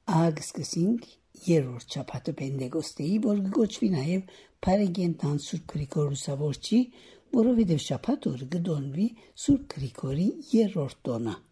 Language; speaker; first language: Armenian; native; Armenian